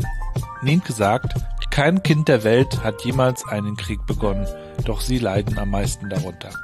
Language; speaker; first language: German; native; German